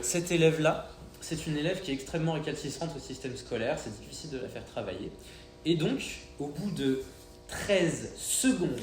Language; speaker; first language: French; native; French